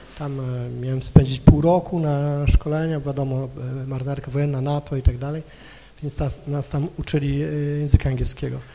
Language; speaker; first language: Polish; non-native, local second language; Kashubian